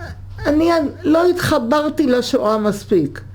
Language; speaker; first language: Hebrew; early bilingual, other home language; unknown